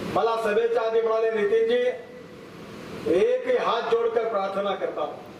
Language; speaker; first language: Hindi; non-native, local second language; Marathi